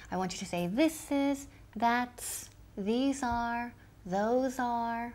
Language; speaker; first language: English; native; English